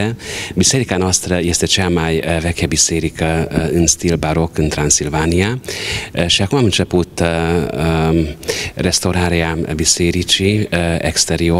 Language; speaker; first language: Romanian; non-native, local second language; Hungarian